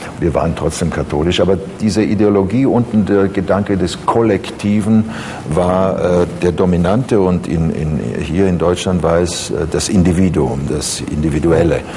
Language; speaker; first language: German; early bilingual, other home language; Croatian